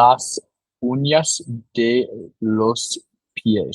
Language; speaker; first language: Spanish; non-native, learner; English